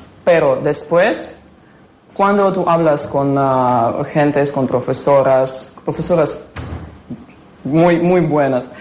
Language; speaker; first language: Spanish; non-native, learner; Ukrainian